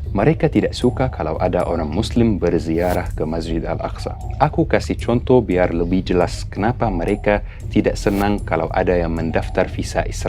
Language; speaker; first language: Indonesian; non-native, fluent; Arabic